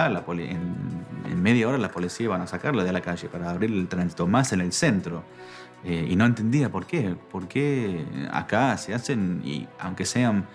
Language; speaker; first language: Spanish; non-native, fluent; English